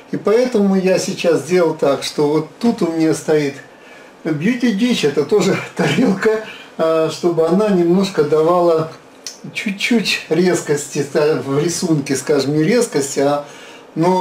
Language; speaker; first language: Russian; native; Russian